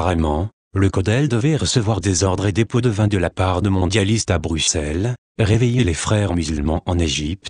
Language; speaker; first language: French; native; French